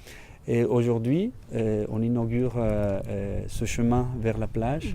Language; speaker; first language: French; non-native, fluent; Spanish